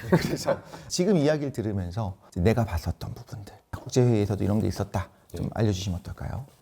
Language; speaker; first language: Korean; native; Korean